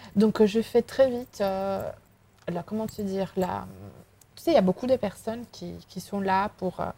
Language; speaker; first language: French; non-native, fluent; Spanish